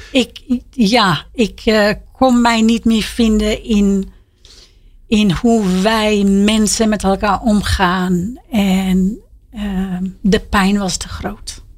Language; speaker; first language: Dutch; non-native, fluent; Persian